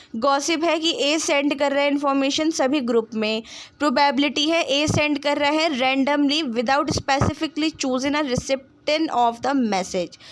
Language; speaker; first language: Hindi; non-native, local second language; Punjabi